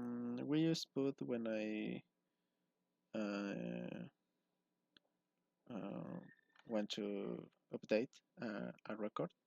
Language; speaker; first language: English; non-native, learner; Spanish